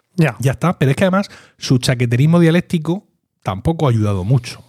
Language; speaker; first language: Spanish; native; Spanish